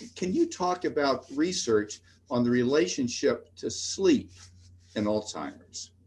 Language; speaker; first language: English; native; English